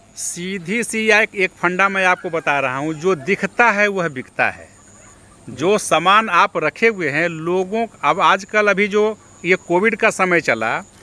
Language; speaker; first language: Hindi; native; Hindi